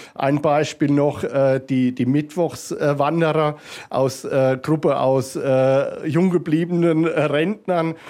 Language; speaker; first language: German; native; German